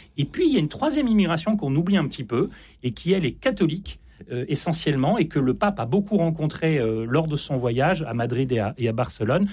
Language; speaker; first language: French; native; French